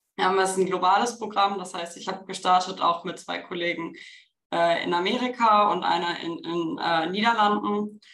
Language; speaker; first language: German; native; German